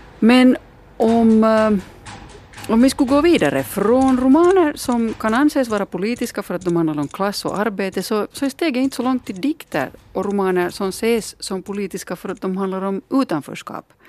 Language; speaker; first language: Swedish; native; Swedish